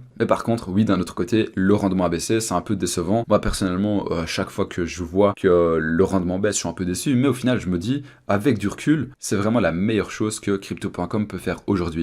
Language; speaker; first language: French; native; French